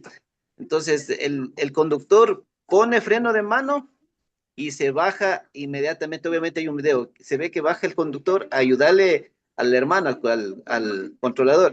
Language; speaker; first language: Spanish; native; Spanish